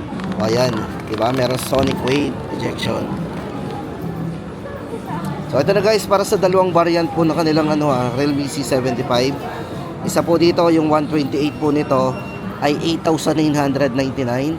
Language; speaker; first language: Filipino; native; Filipino